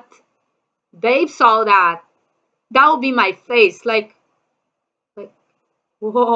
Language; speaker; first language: English; non-native, fluent; Portuguese